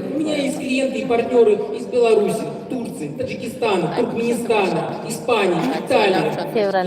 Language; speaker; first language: Russian; native; Russian